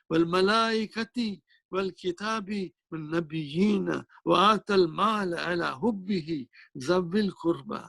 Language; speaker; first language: Arabic; non-native, fluent; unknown